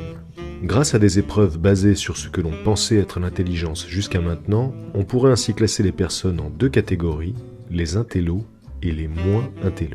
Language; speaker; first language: French; native; French